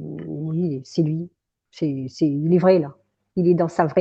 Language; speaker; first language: French; native; French